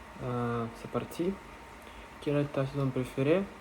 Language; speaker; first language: French; non-native, learner; Russian